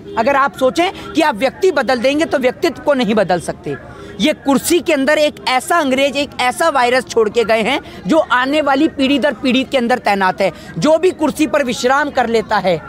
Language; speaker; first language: Hindi; native; Hindi